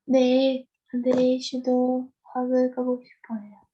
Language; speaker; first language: Korean; non-native, learner; Russian